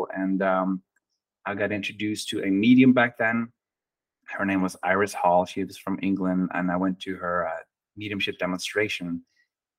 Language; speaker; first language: English; non-native, fluent; Norwegian